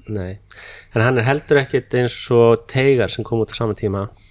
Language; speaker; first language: Icelandic; non-native, fluent; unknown